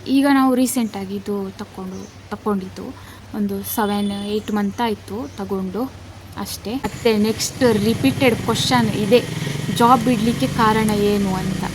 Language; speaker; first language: Kannada; non-native, local second language; Tulu